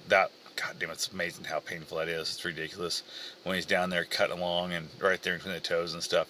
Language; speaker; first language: English; native; English